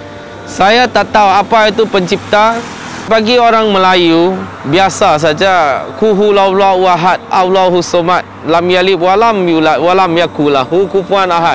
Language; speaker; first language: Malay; non-native, local second language; Min Nan Chinese